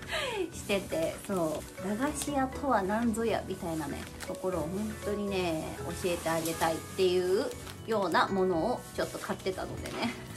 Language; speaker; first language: Japanese; native; Japanese